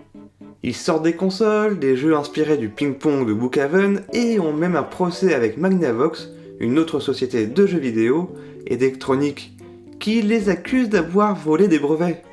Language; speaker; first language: French; native; French